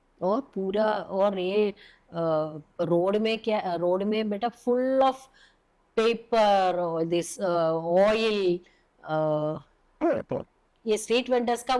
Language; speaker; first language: Hindi; non-native, local second language; Malayalam